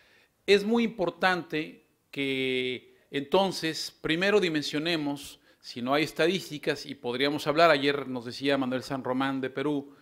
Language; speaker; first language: Spanish; native; Spanish